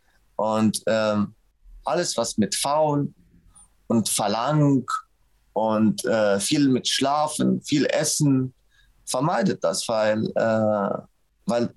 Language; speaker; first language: German; non-native, fluent; Arabic